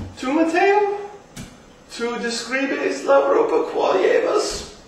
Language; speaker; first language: Spanish; non-native, learner; English